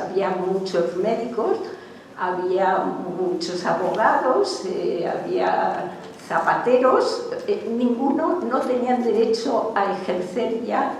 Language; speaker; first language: Spanish; early bilingual, other home language; Hungarian